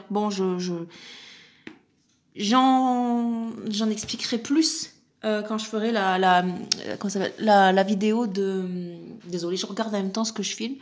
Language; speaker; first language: French; native; French